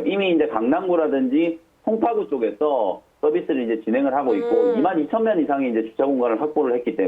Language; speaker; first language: Korean; native; Korean